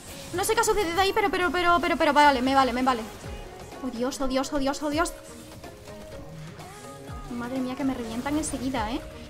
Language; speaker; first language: Spanish; native; Spanish